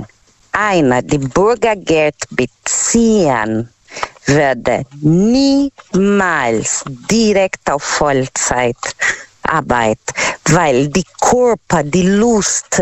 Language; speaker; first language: German; non-native, learner; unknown